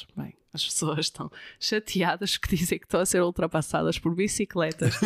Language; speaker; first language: Portuguese; non-native, fluent; Dutch